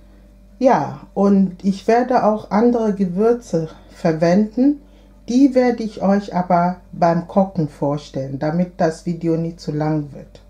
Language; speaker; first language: German; non-native, fluent; Akan